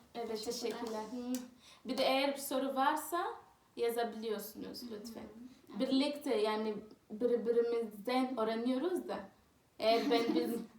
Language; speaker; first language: Turkish; non-native, learner; Swahili